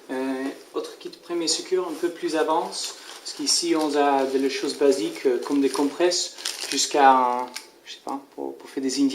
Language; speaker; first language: French; non-native, learner; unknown